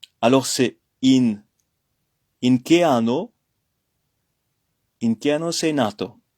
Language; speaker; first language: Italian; non-native, fluent; French